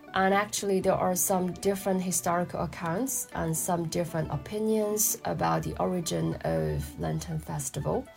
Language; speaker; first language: English; non-native, fluent; Chinese